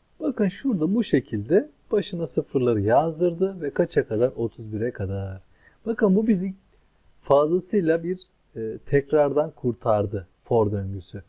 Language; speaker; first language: Turkish; native; Turkish